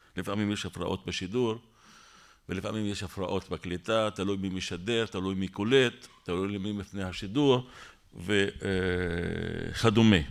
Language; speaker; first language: Hebrew; non-native, local second language; Arabic